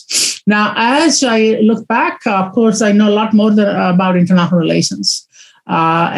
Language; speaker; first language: English; non-native, local second language; Odia